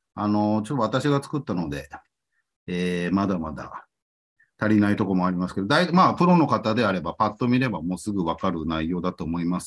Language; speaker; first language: Japanese; native; Japanese